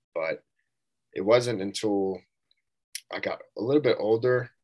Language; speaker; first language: English; native; English